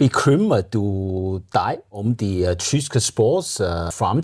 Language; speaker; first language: Danish; non-native, learner; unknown